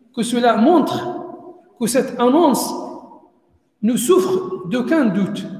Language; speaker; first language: French; non-native, local second language; Arabic